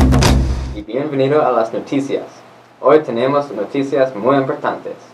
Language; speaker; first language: Spanish; non-native, learner; English